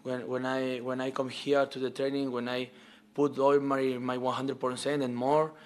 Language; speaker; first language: English; non-native, learner; Spanish